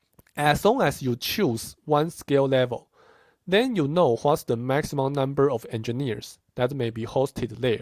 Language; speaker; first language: English; non-native, fluent; Chinese